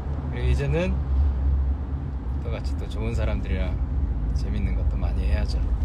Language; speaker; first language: Korean; early bilingual, heritage; Korean